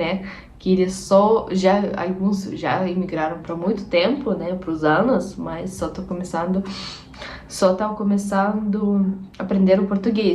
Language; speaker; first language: Portuguese; non-native, fluent; Russian